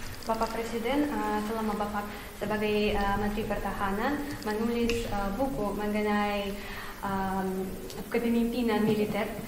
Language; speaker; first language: Indonesian; non-native, fluent; Russian